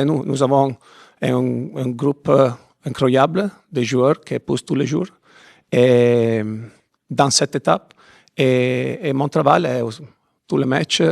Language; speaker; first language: French; non-native, fluent; Italian